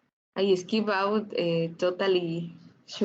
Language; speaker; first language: English; non-native, learner; Spanish